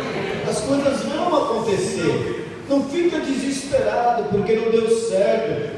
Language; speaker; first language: Portuguese; native; Portuguese